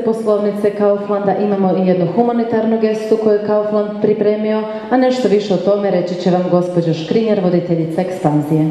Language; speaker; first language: Croatian; native; Croatian